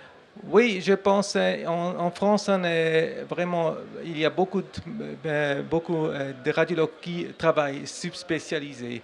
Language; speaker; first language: French; non-native, learner; German